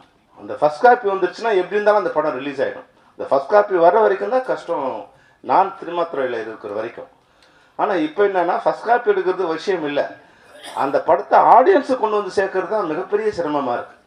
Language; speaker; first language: Tamil; native; Tamil